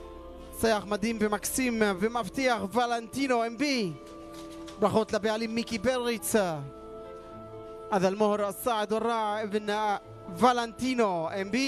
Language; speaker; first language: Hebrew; non-native, local second language; Arabic